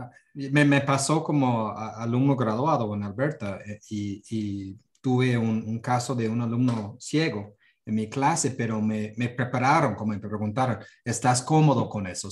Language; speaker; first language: Spanish; non-native, fluent; English